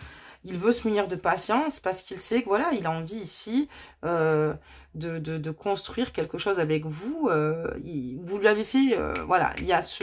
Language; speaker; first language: French; native; French